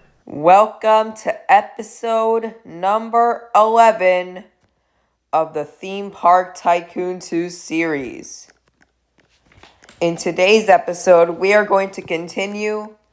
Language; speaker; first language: English; native; English